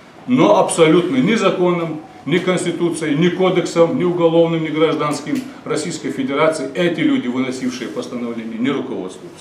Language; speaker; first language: Russian; non-native, local second language; Ingush